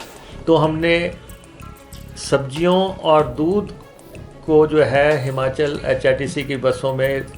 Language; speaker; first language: Hindi; native; Hindi